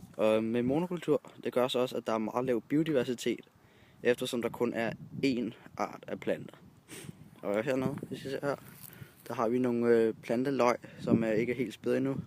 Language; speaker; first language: Danish; native; Danish